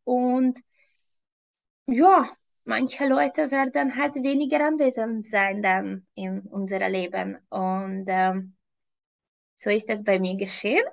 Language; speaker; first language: German; non-native, fluent; Hungarian